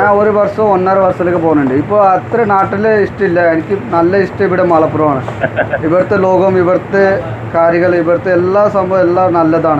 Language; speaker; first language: Malayalam; non-native, fluent; Nepali